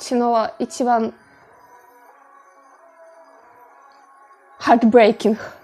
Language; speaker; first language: Japanese; non-native, fluent; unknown